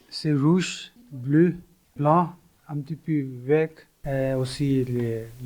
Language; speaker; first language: French; non-native, learner; Tibetan